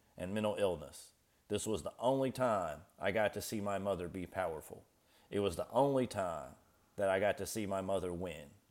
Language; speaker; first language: English; native; English